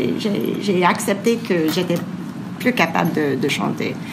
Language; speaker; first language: French; non-native, local second language; English